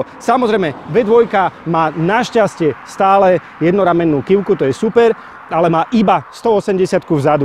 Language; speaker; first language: Slovak; native; Slovak